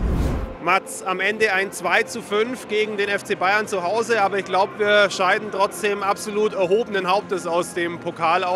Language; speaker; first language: German; native; German